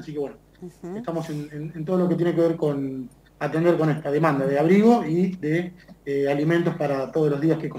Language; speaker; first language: Spanish; native; Spanish